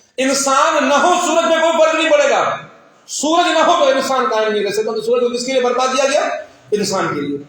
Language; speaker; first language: Urdu; non-native, local second language; Sindhi